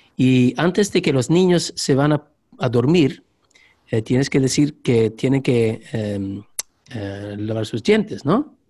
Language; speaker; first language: Spanish; non-native, learner; Swedish